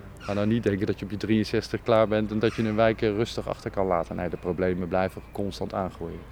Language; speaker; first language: Dutch; native; Dutch